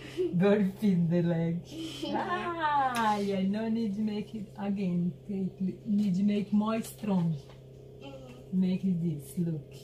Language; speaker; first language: English; non-native, learner; Portuguese